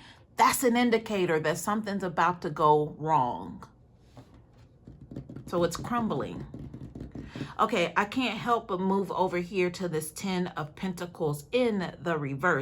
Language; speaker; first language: English; native; English